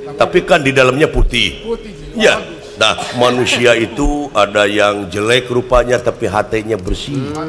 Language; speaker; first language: Malay; non-native, local second language; Sundanese